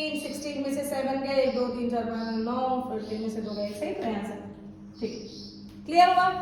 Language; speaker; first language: Hindi; native; Hindi